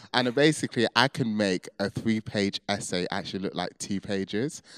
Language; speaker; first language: English; early bilingual, other home language; Yoruba